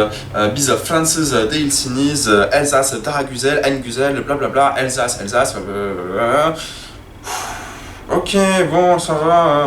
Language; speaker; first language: Turkish; non-native, learner; French